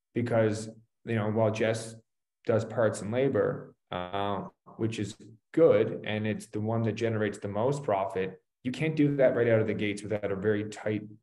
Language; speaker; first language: English; native; English